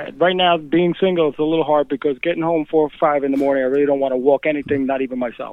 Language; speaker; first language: English; native; English